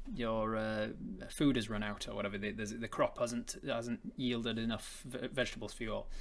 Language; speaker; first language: English; native; English